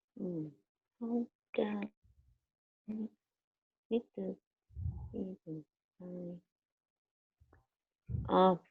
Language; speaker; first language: English; non-native, learner; Vietnamese